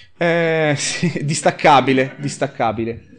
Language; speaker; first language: Italian; native; Italian